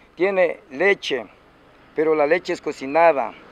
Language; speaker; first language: Spanish; native; Spanish